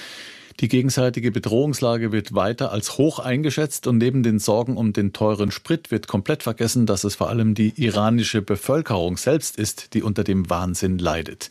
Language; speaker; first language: German; native; German